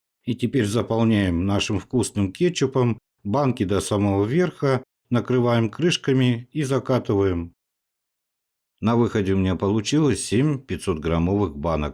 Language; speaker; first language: Russian; native; Russian